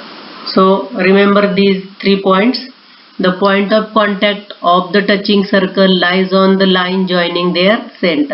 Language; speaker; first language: English; non-native, local second language; Marathi